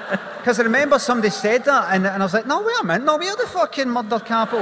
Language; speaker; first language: English; native; English